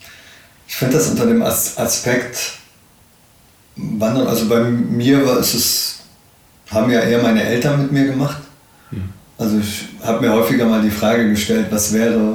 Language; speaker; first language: German; early bilingual, other home language; Arabic